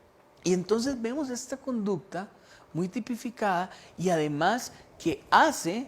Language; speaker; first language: Spanish; native; Spanish